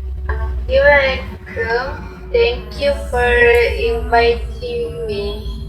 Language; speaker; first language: English; non-native, local second language; Malay